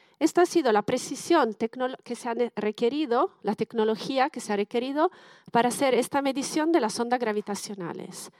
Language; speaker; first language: Spanish; non-native, fluent; Italian